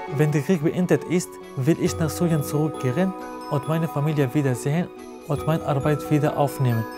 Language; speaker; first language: German; non-native, learner; Arabic